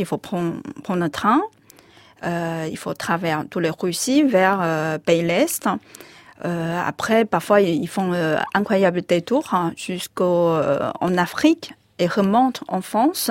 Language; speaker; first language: French; non-native, fluent; Chinese